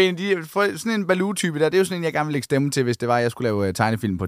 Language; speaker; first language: Danish; native; Danish